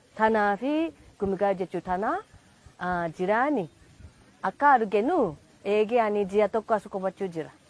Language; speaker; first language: Oromo; non-native, fluent; Japanese